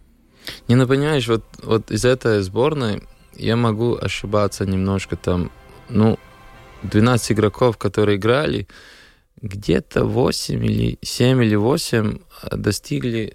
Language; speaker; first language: Russian; non-native, local second language; Latvian